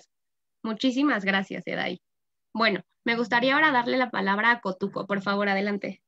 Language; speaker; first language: Spanish; native; Spanish